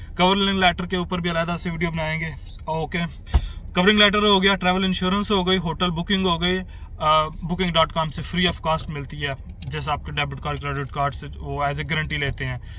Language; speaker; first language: Urdu; non-native, local second language; Punjabi